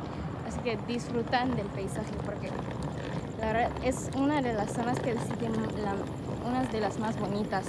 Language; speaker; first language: Spanish; non-native, learner; French